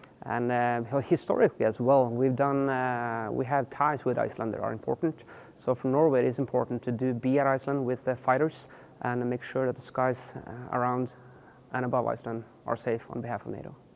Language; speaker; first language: English; non-native, fluent; Norwegian